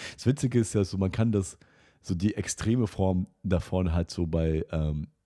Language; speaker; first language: German; non-native, fluent; Russian